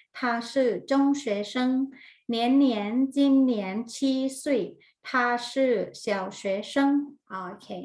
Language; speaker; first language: Chinese; non-native, fluent; Thai